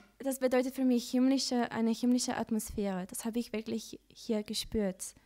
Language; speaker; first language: German; non-native, learner; Dutch